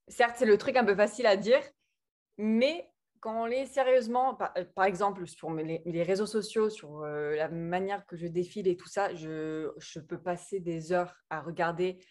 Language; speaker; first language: French; early bilingual, other home language; English